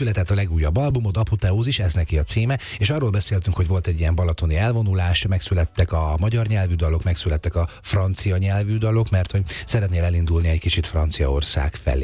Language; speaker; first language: Hungarian; native; Hungarian